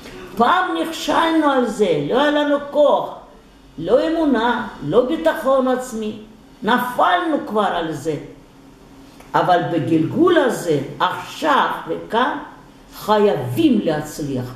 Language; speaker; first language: Hebrew; non-native, fluent; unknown